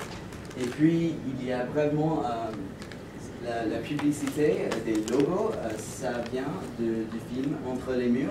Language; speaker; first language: French; non-native, learner; English